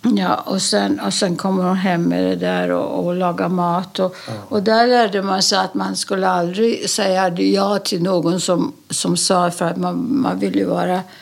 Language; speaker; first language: Swedish; early bilingual, other home language; Polish